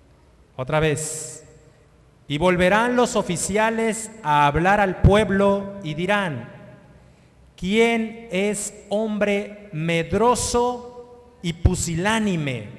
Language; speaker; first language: Spanish; native; Spanish